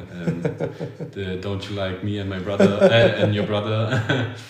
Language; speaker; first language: English; early bilingual, other home language; Polish